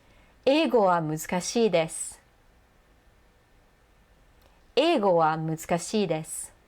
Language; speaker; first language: Japanese; non-native, fluent; English